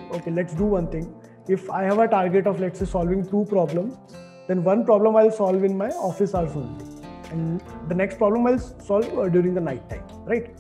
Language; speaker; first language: English; non-native, local second language; Hindi